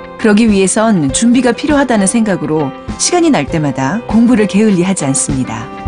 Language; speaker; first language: Korean; native; Korean